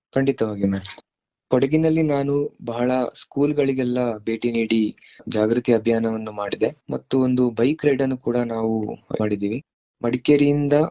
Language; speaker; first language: Kannada; native; Kannada